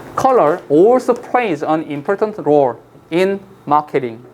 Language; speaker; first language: English; non-native, fluent; Korean